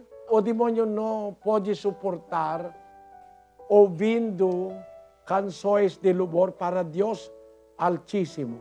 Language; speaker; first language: Portuguese; non-native, learner; Filipino